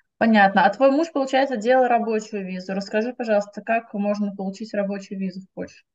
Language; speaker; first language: Russian; native; Russian